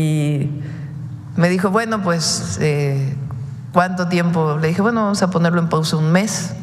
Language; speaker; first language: Spanish; native; Spanish